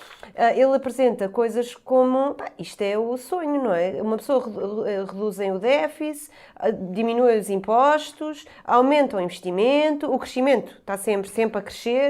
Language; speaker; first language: Portuguese; native; Portuguese